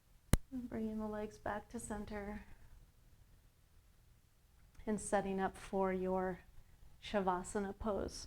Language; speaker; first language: English; native; English